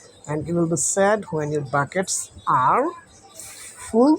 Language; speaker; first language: English; non-native, local second language; Bangla